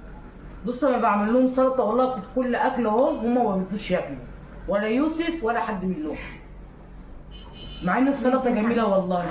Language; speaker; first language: Arabic; native; Arabic